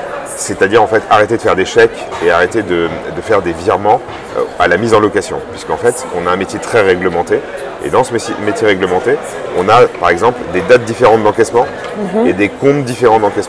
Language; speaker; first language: French; native; French